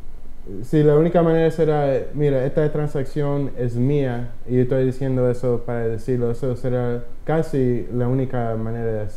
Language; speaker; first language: Spanish; early bilingual, heritage; Spanish